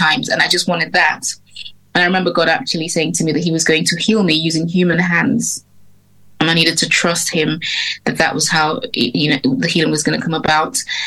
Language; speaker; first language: English; native; English